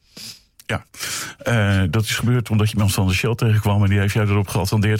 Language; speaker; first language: Dutch; native; Dutch